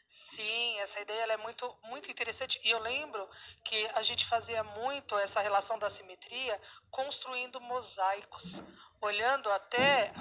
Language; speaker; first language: Portuguese; native; Portuguese